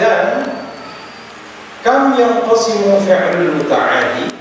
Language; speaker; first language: Arabic; non-native, fluent; Indonesian